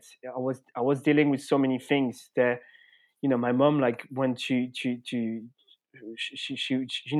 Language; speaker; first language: English; non-native, fluent; French